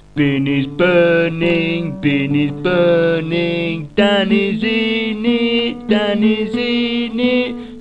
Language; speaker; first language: English; native; English